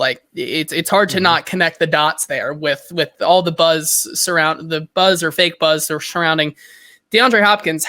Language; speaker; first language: English; native; English